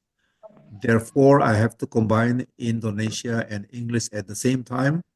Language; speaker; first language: English; non-native, fluent; Indonesian